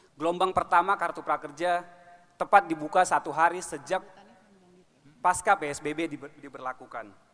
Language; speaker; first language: Indonesian; native; Indonesian